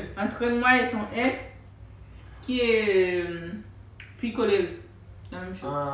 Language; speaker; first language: French; non-native, learner; Haitian Creole